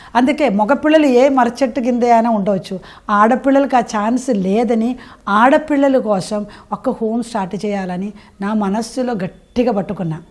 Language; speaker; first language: Telugu; non-native, fluent; Malayalam